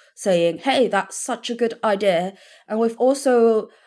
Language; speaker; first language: English; non-native, local second language; Cantonese